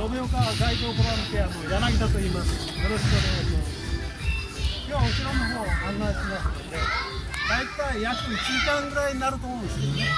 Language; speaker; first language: Japanese; native; Japanese